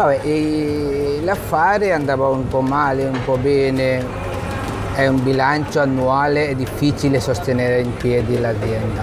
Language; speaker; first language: Italian; non-native, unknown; Bangla